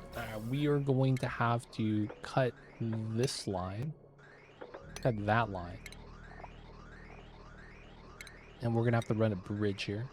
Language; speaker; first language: English; native; English